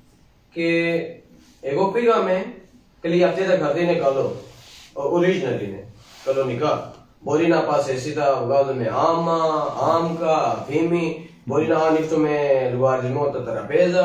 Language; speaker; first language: Greek; non-native, learner; Punjabi